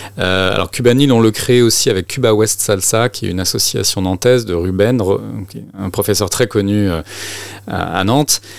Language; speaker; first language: French; native; French